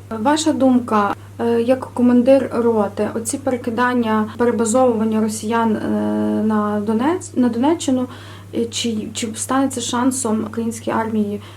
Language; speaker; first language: Ukrainian; native; Ukrainian